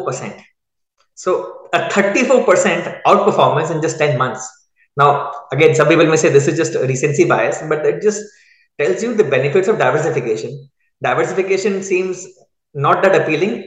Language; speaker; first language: English; non-native, local second language; Hindi